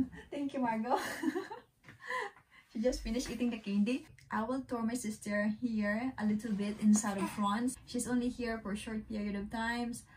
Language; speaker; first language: English; non-native, local second language; Filipino